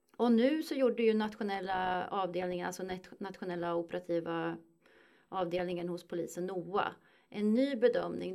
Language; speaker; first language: Swedish; native; Swedish